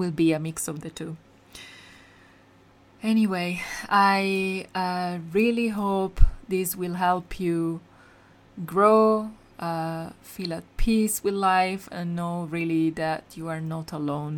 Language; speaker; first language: English; non-native, fluent; Italian